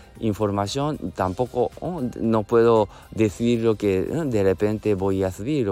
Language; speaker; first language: Spanish; non-native, learner; Japanese